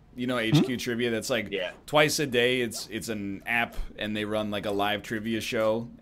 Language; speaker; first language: English; native; English